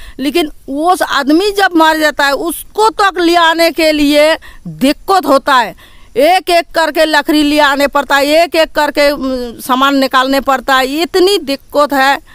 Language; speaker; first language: Hindi; native; Hindi